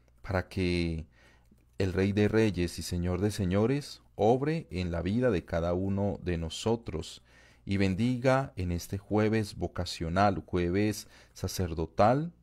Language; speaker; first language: Spanish; native; Spanish